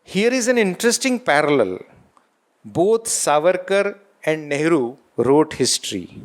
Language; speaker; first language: English; non-native, local second language; Marathi